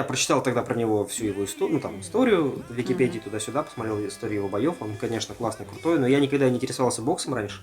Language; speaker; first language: Russian; native; Russian